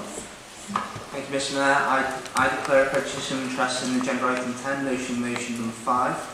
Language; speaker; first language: English; native; English